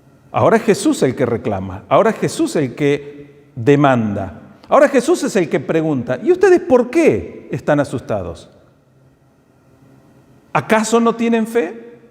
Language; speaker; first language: Spanish; native; Spanish